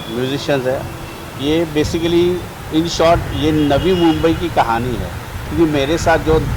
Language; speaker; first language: Hindi; non-native, local second language; Marathi